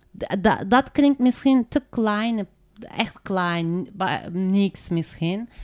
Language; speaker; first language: Dutch; non-native, learner; Turkish